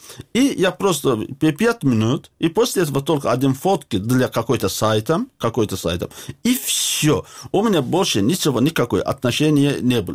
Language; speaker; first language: Russian; non-native, learner; Azerbaijani